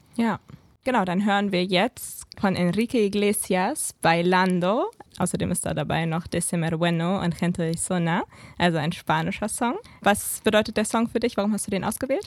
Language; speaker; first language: German; native; German